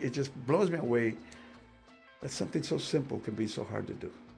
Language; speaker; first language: English; early bilingual, other home language; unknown